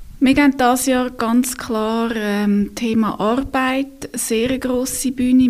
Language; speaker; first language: German; native; German